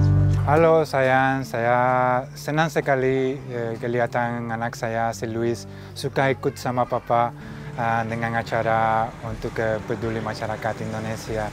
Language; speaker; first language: Indonesian; non-native, learner; Spanish